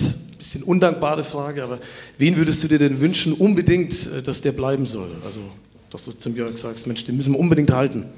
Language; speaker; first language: German; native; German